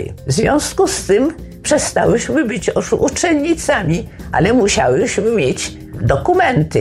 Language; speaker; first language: Polish; native; Polish